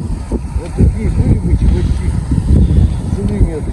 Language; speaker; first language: Russian; native; Russian